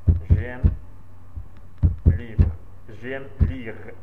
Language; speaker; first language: French; non-native, learner; Central Kurdish